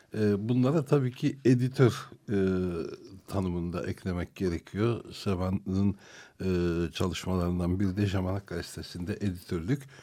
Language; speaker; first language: Turkish; non-native, local second language; Armenian